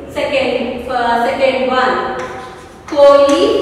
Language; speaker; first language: Hindi; non-native, local second language; Kannada